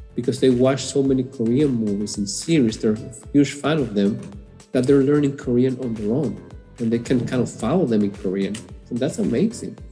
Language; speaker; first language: English; non-native, fluent; Spanish